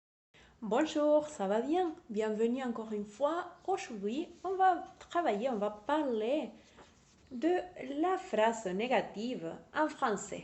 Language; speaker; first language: French; non-native, fluent; Spanish